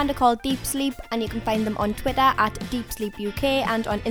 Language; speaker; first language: English; native; English